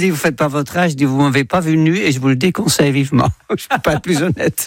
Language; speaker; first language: French; native; French